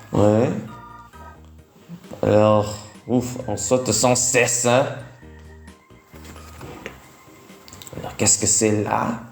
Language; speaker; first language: French; non-native, learner; Vietnamese